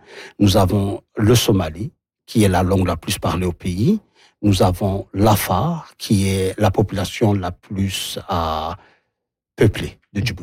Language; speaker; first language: French; non-native, local second language; Somali